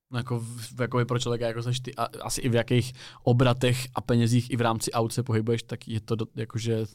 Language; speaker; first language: Czech; native; Czech